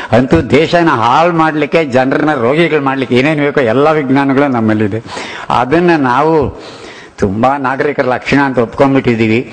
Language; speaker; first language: Kannada; non-native, local second language; Telugu